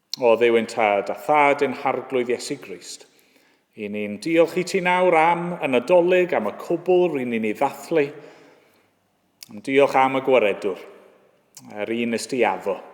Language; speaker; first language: Welsh; native; Welsh